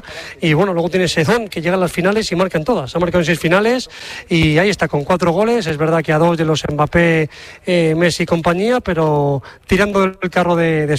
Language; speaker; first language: Spanish; native; Spanish